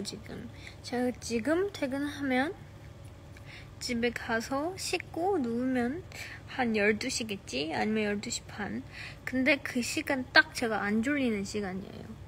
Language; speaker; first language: Korean; non-native, fluent; Chinese